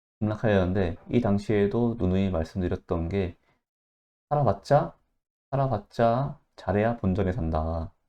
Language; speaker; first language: Korean; native; Korean